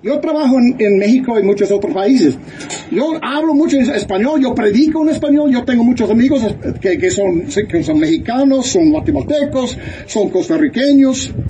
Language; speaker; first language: Spanish; non-native, fluent; English